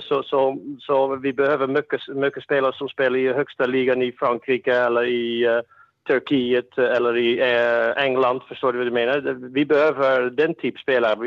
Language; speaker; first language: Swedish; non-native, fluent; Dutch